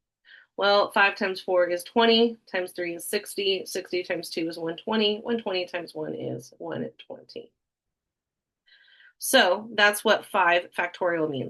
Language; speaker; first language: English; native; English